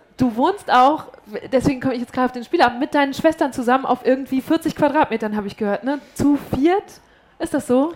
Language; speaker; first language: German; native; German